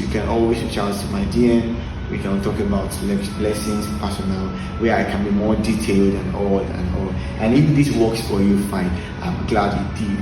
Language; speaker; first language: English; non-native, local second language; Yoruba